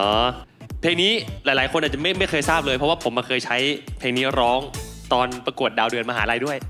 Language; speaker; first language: Thai; native; Thai